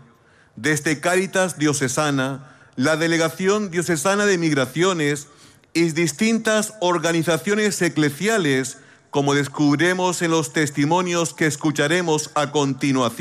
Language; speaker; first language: Spanish; native; Spanish